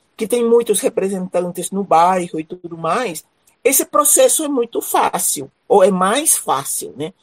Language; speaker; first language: Portuguese; non-native, fluent; Spanish